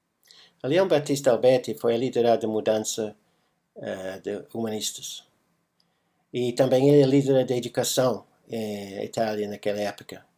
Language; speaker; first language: Portuguese; non-native, fluent; English